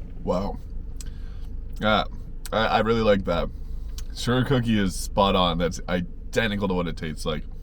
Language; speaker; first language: English; native; English